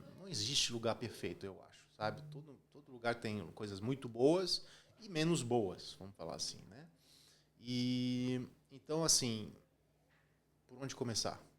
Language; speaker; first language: Portuguese; early bilingual, heritage; Portuguese